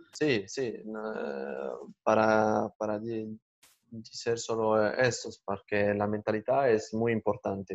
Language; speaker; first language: Spanish; non-native, learner; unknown